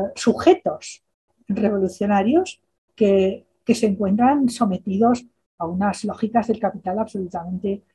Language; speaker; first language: Spanish; native; Spanish